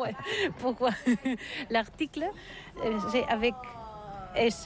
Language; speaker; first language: French; non-native, learner; Catalan